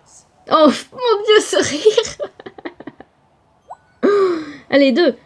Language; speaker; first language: French; native; French